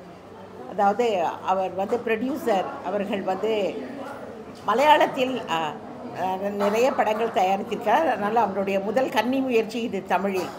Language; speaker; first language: Tamil; native; Tamil